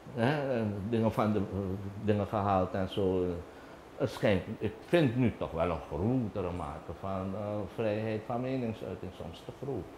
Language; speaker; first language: Dutch; native; Dutch